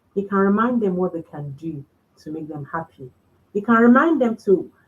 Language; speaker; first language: English; non-native, local second language; Yoruba